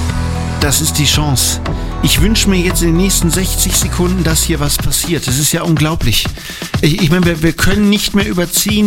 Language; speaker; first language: German; native; German